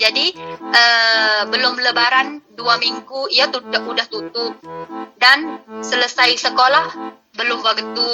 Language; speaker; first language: Indonesian; non-native, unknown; Thai